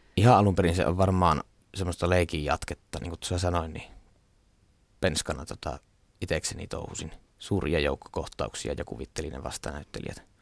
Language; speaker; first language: Finnish; native; Finnish